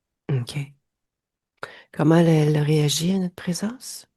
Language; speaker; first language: French; native; French